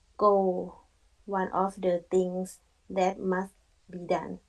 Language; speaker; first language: English; non-native, learner; Thai